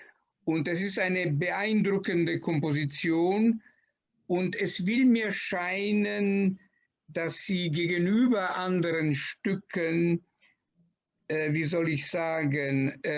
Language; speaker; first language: German; non-native, fluent; Italian